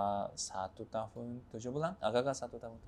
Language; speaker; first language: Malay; non-native, fluent; Japanese